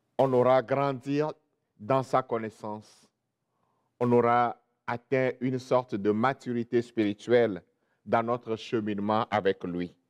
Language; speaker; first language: French; non-native, local second language; Ewe